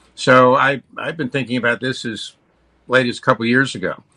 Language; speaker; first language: English; native; English